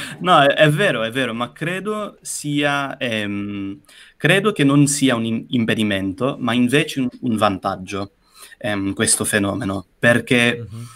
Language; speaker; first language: Italian; non-native, fluent; English